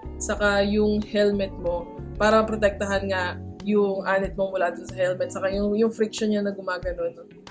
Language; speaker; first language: Filipino; native; Filipino